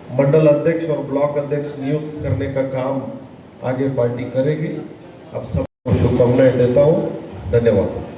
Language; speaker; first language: Hindi; non-native, local second language; Kannada